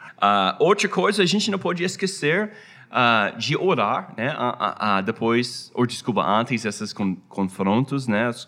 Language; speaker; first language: Portuguese; non-native, fluent; English